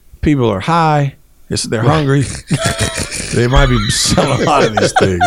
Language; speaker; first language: English; native; English